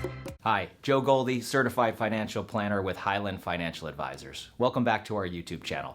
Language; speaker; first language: English; native; English